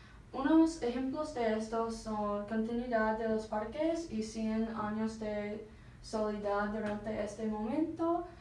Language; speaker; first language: Spanish; non-native, learner; English